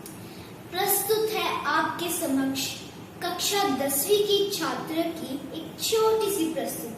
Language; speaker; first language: Hindi; native; Hindi